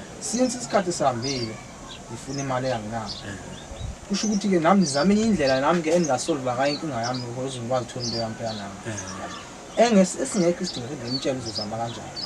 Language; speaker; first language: Zulu; non-native, local second language; Xhosa